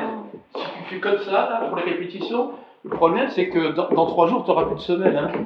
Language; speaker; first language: French; native; French